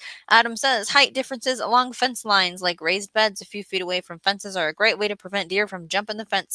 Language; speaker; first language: English; native; English